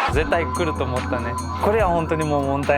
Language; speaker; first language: Japanese; non-native, learner; Portuguese